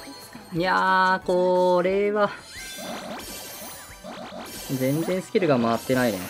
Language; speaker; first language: Japanese; native; Japanese